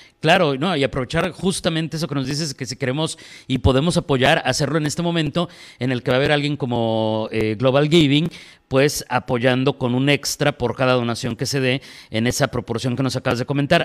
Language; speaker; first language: Spanish; native; Spanish